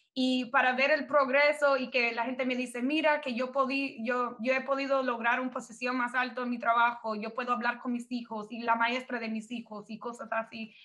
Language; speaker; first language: Spanish; non-native, fluent; English